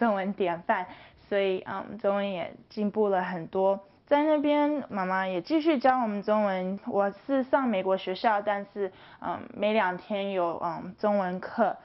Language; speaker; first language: Chinese; early bilingual, heritage; Chinese